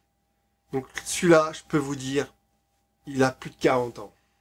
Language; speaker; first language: French; native; French